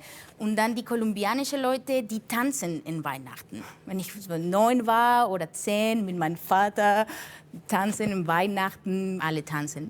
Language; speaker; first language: German; non-native, fluent; Spanish